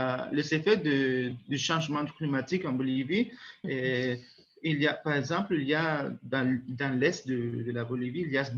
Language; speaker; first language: French; non-native, learner; Spanish